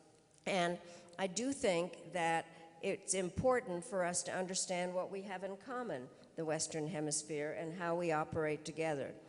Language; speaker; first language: English; early bilingual, other home language; Czech